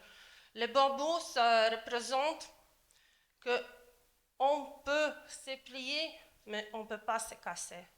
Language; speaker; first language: French; non-native, learner; Latvian